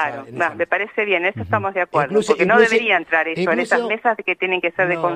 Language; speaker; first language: Spanish; native; Spanish